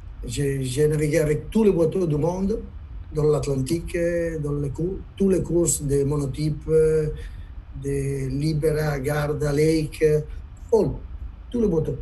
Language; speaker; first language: French; non-native, learner; Italian